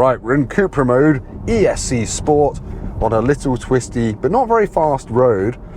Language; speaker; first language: English; native; English